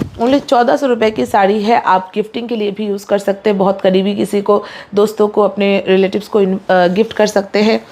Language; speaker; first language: Hindi; non-native, local second language; Bangla